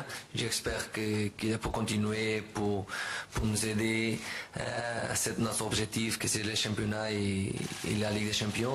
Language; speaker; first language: French; non-native, learner; Portuguese